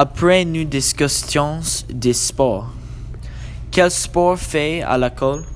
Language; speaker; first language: French; non-native, learner; English